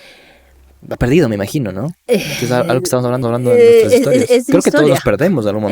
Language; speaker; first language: Spanish; native; Spanish